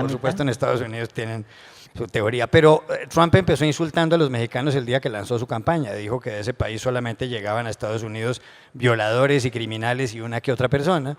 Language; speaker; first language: Spanish; native; Spanish